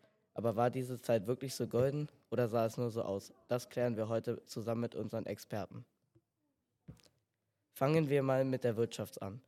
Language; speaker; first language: German; native; German